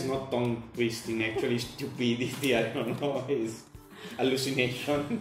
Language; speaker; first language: English; non-native, fluent; Italian